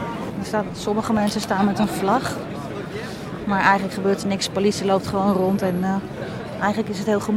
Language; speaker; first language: Dutch; native; Dutch